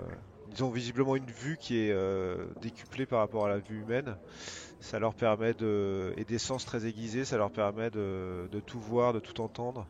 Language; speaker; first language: French; native; French